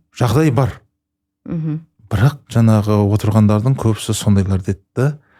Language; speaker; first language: Kazakh; native; Kazakh